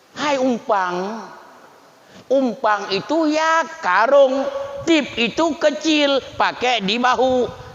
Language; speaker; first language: Malay; non-native, local second language; Achinese